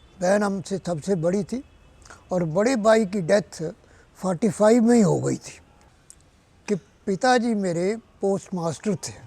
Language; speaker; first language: Urdu; non-native, local second language; Punjabi